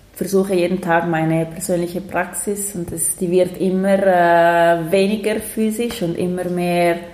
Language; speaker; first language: German; native; German